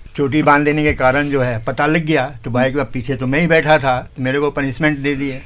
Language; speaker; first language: Hindi; native; Hindi